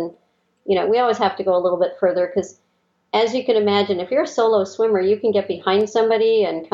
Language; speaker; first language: English; native; English